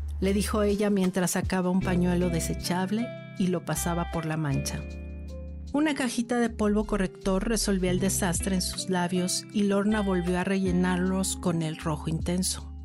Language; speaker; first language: Spanish; native; Spanish